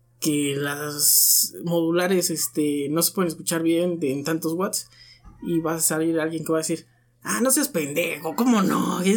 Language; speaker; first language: Spanish; native; Spanish